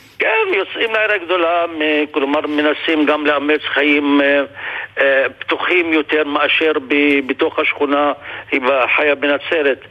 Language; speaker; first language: Hebrew; non-native, local second language; Arabic